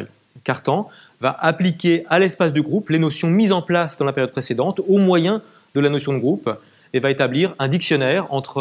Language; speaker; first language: French; native; French